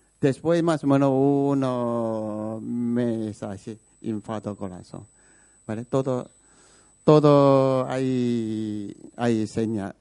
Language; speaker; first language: Spanish; non-native, learner; Chinese